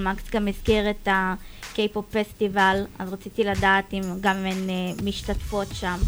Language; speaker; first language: Hebrew; native; Hebrew